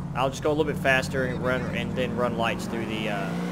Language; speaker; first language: English; native; English